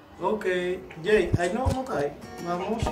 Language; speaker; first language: Spanish; native; Spanish